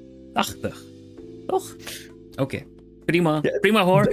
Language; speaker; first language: Dutch; non-native, learner; Swedish